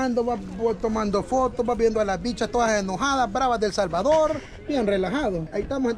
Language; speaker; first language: Spanish; native; Spanish